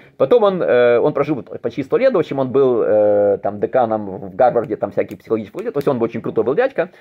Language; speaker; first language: Russian; native; Russian